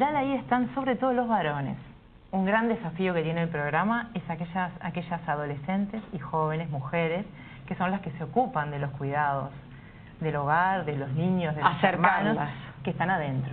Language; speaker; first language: Spanish; native; Spanish